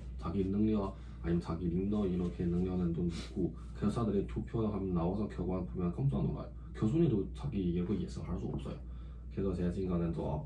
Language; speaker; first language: Korean; non-native, learner; Chinese